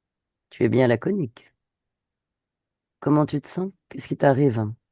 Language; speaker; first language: French; native; French